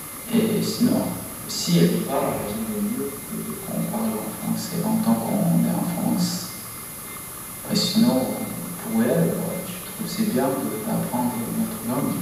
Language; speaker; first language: French; non-native, fluent; Korean